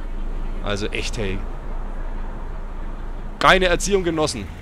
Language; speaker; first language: German; native; German